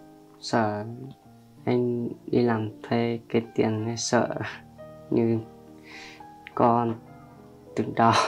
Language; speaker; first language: Vietnamese; non-native, local second language; Hmong